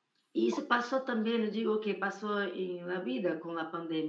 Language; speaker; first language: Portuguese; non-native, fluent; Spanish